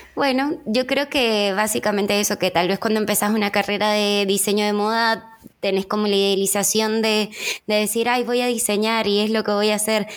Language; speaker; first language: Spanish; native; Spanish